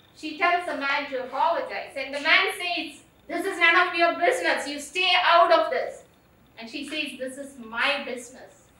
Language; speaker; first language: English; non-native, local second language; Malayalam